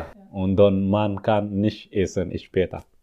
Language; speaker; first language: German; non-native, learner; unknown